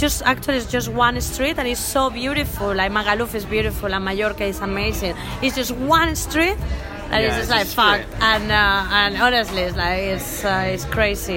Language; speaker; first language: English; non-native, fluent; Spanish